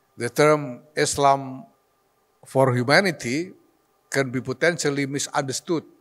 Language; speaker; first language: English; non-native, fluent; Indonesian